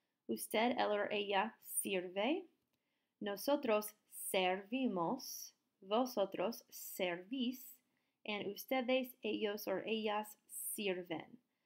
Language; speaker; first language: Spanish; non-native, fluent; English